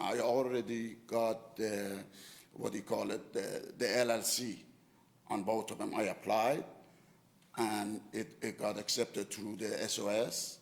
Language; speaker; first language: English; non-native, fluent; Persian